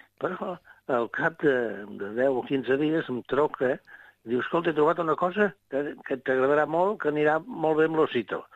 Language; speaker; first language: Catalan; native; Catalan